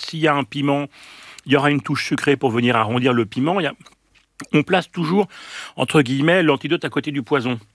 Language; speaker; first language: French; native; French